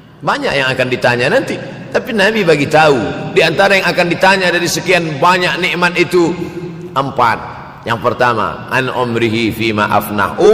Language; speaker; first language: Malay; native; Malay